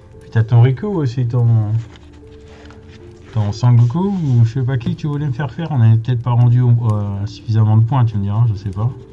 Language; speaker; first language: French; native; French